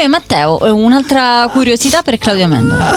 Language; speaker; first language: Italian; native; Italian